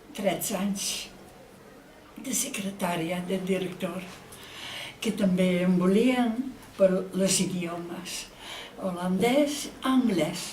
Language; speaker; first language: Catalan; non-native, fluent; Dutch